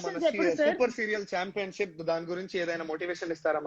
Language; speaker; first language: Telugu; native; Telugu